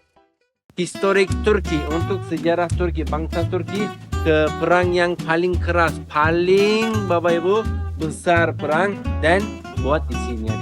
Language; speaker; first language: Indonesian; non-native, learner; Turkish